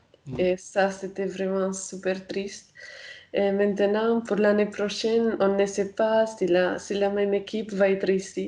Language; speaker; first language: French; non-native, fluent; Romanian